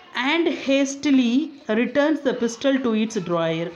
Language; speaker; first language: English; non-native, local second language; Tamil